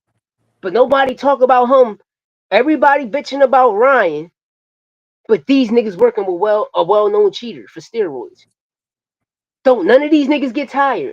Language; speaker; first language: English; native; English